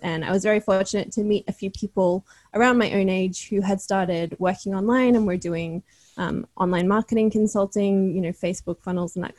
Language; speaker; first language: English; native; English